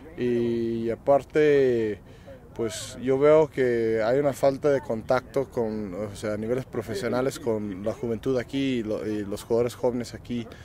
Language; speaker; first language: Spanish; early bilingual, other home language; English